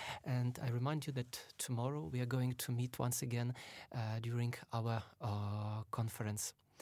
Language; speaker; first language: English; non-native, fluent; Ukrainian